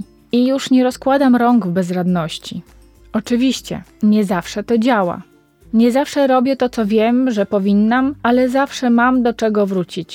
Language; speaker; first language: Polish; native; Polish